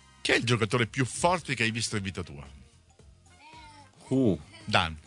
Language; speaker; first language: Italian; native; Italian